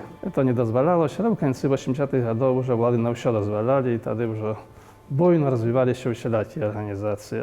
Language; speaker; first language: Polish; non-native, local second language; Belarusian